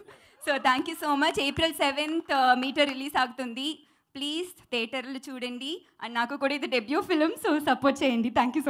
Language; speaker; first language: Telugu; non-native, learner; Tamil